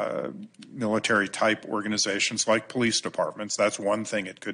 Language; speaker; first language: English; native; English